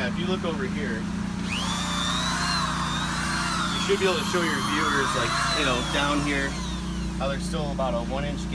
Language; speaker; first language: English; native; English